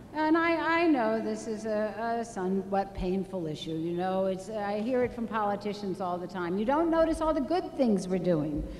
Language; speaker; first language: English; native; English